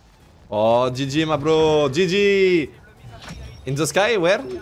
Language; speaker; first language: English; non-native, learner; French